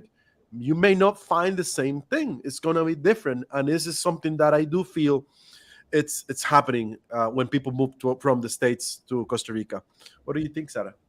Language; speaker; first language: English; non-native, fluent; Spanish